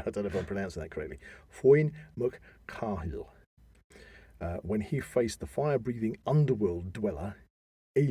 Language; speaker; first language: English; native; English